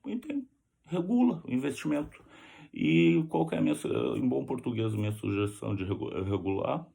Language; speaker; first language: Portuguese; native; Portuguese